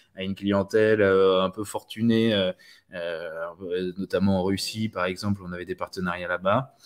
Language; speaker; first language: French; native; French